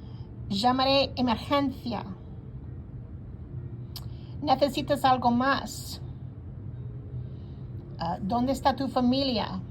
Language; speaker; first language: Spanish; non-native, fluent; English